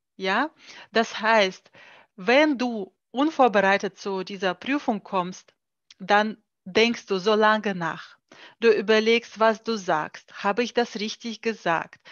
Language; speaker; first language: German; non-native, fluent; Russian